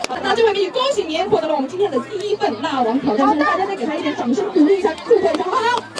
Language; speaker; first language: Chinese; native; Chinese